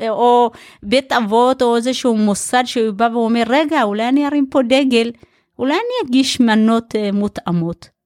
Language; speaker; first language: Hebrew; early bilingual, other home language; Amharic